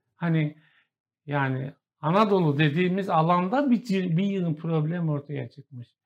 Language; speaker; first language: Turkish; native; Turkish